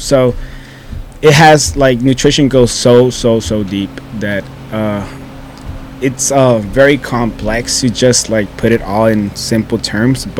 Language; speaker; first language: English; non-native, fluent; Spanish